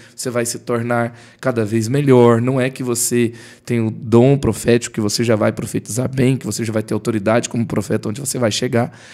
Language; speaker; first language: Portuguese; native; Portuguese